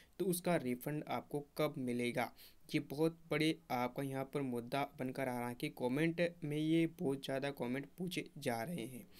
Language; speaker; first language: Hindi; native; Hindi